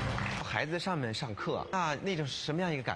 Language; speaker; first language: Chinese; native; Chinese